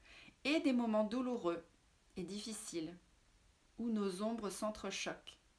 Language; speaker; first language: French; native; French